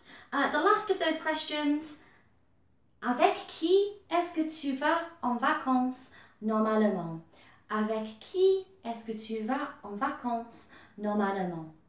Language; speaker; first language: French; non-native, fluent; English